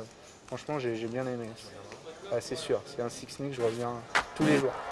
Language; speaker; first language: French; native; French